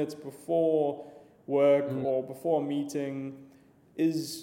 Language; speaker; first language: English; native; English